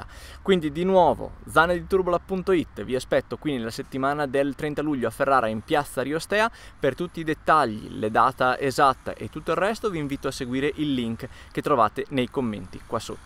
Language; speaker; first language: Italian; native; Italian